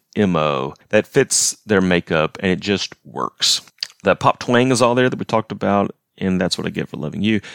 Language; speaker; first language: English; native; English